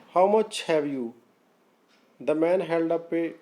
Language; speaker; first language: English; non-native, local second language; Punjabi